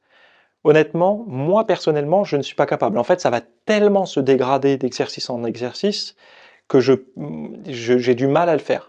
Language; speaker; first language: French; native; French